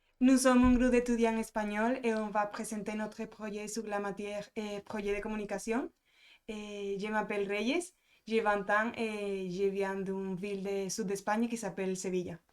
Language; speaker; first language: French; non-native, fluent; Spanish